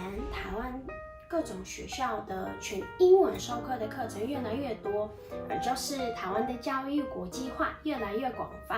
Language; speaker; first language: Chinese; non-native, fluent; Mongolian